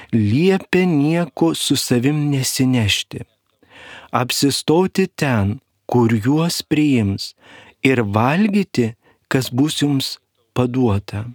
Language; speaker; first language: Lithuanian; native; Lithuanian